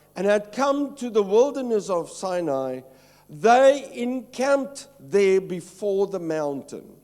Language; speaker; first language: English; non-native, local second language; Afrikaans